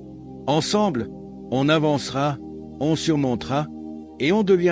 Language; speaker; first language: French; native; French